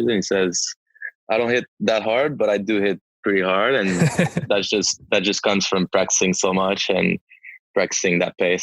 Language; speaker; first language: English; non-native, local second language; French